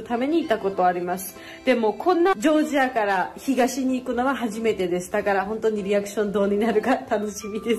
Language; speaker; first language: Japanese; non-native, fluent; Georgian